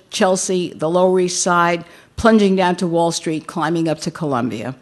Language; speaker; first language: English; native; English